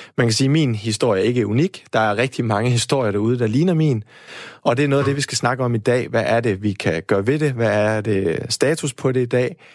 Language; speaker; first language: Danish; native; Danish